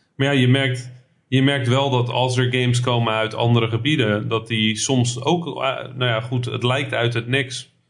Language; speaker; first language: Dutch; early bilingual, other home language; Arabic